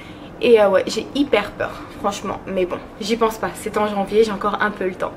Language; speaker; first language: French; early bilingual, other home language; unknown